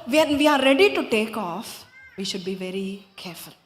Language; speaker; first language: English; non-native, local second language; Telugu